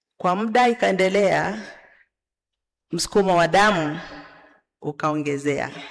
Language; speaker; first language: Swahili; non-native, local second language; Gusii